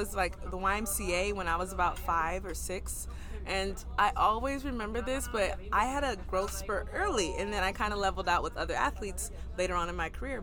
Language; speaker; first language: English; native; English